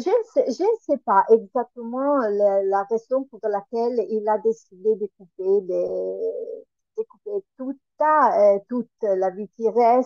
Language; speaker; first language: French; non-native, learner; Italian